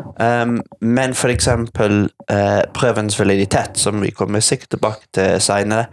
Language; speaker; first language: Norwegian; non-native, fluent; English